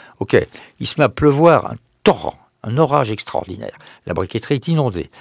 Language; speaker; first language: French; native; French